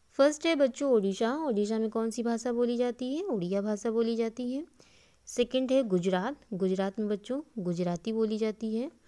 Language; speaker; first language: Hindi; native; Hindi